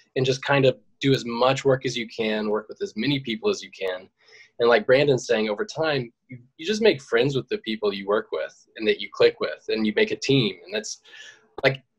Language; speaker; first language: English; native; English